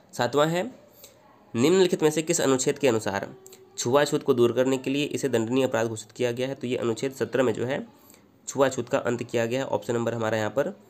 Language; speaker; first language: Hindi; native; Hindi